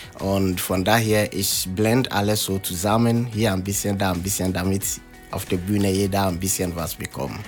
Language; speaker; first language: German; non-native, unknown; Akan